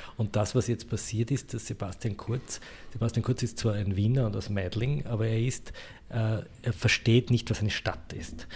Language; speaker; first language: German; native; German